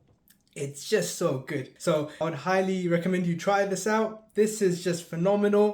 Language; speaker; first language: English; early bilingual, other home language; Tamil